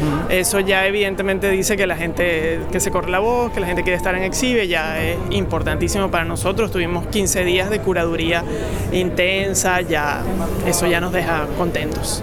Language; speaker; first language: Spanish; native; Spanish